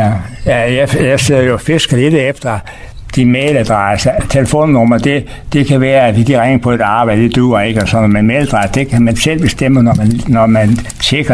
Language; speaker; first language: Danish; native; Danish